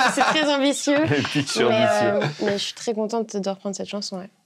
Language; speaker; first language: French; native; French